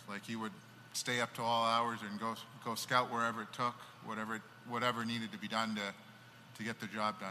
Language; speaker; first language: English; native; English